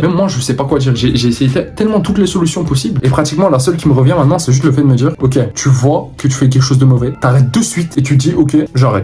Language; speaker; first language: French; native; French